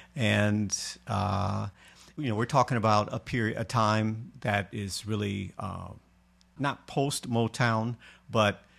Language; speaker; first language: English; native; English